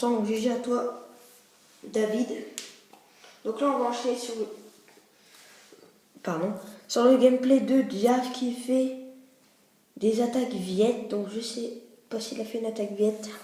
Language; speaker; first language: French; native; French